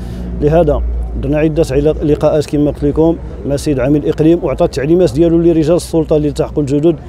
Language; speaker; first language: Arabic; native; Arabic